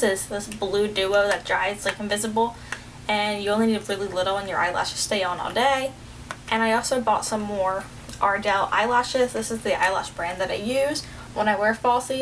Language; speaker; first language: English; native; English